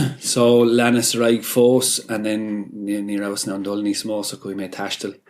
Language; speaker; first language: Irish; non-native, local second language; English